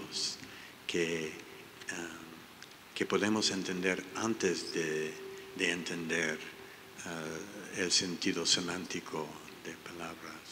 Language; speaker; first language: Spanish; non-native, learner; English